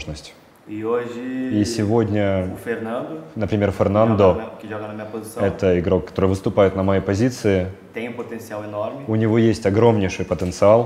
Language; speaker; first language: Russian; non-native, fluent; Portuguese